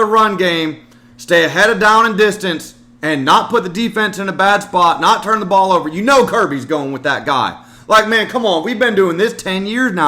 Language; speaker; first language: English; native; English